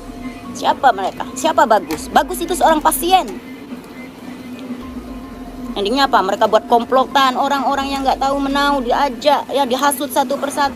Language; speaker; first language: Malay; non-native, local second language; Javanese